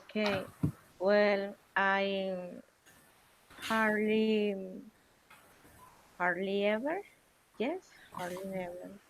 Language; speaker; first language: English; non-native, learner; Spanish